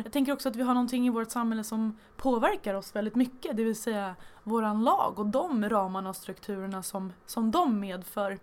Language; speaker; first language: Swedish; native; Swedish